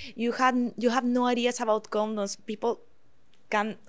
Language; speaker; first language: English; non-native, fluent; Spanish